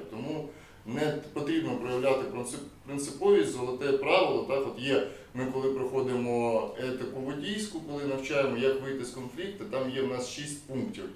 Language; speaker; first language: Ukrainian; native; Ukrainian